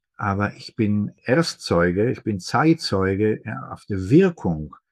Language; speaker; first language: German; non-native, fluent; Hebrew